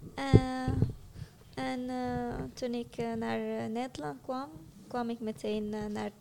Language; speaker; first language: Dutch; non-native, fluent; Arabic